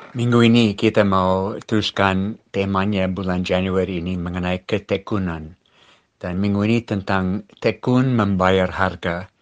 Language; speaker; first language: Malay; non-native, fluent; English